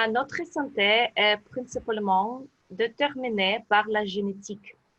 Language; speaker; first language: French; non-native, learner; Russian